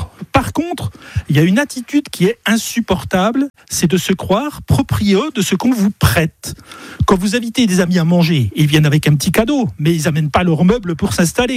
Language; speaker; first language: French; native; French